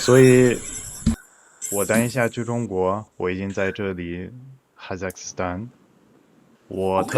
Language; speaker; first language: Chinese; non-native, fluent; Portuguese